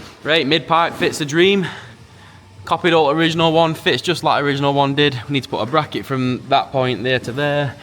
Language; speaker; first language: English; native; English